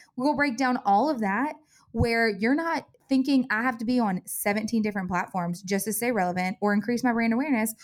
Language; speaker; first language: English; native; English